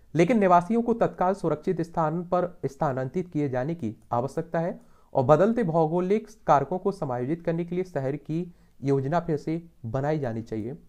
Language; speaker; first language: Hindi; native; Hindi